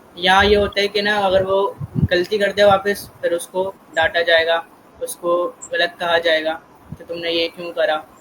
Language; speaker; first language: Urdu; native; Urdu